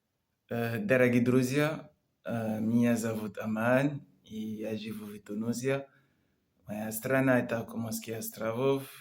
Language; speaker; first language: Russian; non-native, learner; Comorian